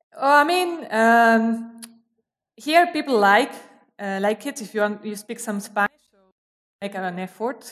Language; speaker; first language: English; non-native, fluent; Spanish